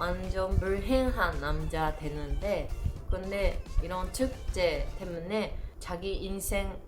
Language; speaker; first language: Korean; non-native, learner; Japanese